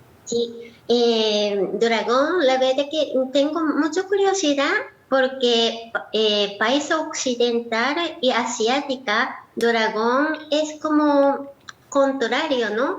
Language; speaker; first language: Spanish; non-native, learner; Japanese